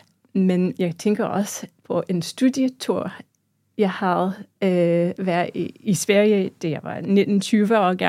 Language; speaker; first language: Danish; non-native, fluent; English